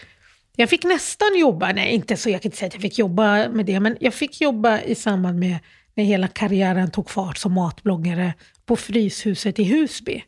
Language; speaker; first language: Swedish; early bilingual, other home language; Arabic